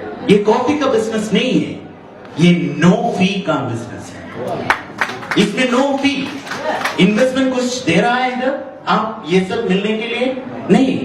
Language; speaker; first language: Hindi; non-native, fluent; Bangla